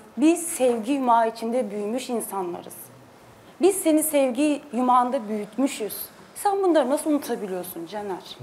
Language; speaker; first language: Turkish; native; Turkish